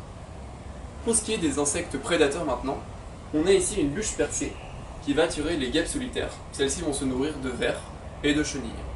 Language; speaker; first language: French; native; French